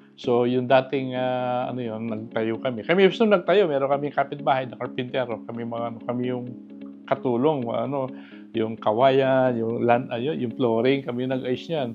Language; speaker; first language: Filipino; native; Filipino